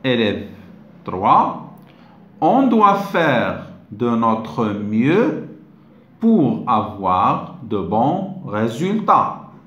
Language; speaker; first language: French; non-native, local second language; Arabic